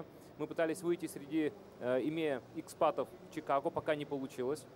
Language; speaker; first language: Russian; native; Russian